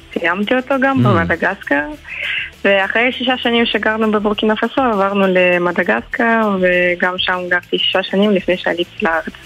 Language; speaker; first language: Hebrew; early bilingual, heritage; Hebrew